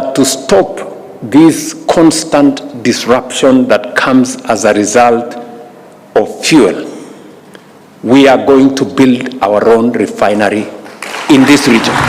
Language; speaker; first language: English; non-native, local second language; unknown